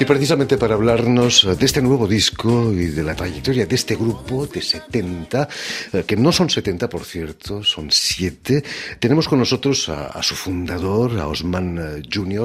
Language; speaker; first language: Spanish; native; Spanish